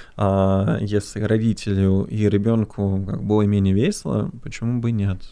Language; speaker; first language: Russian; non-native, fluent; English